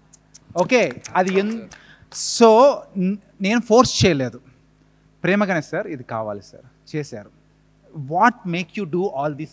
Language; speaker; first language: Telugu; native; Telugu